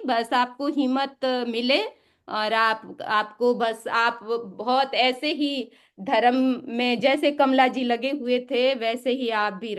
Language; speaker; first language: Hindi; native; Hindi